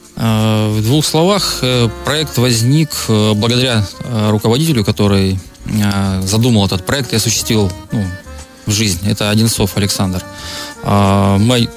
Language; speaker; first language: Russian; native; Russian